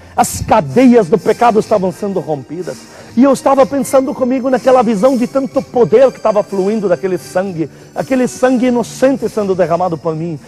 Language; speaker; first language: Portuguese; non-native, fluent; Arabic